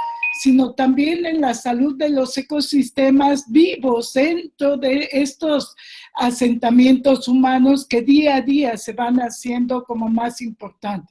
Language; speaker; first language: Spanish; native; Spanish